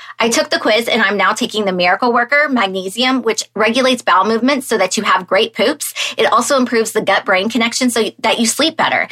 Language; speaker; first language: English; native; English